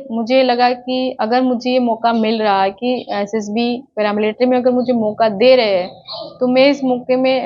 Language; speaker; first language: Hindi; non-native, local second language; Gujarati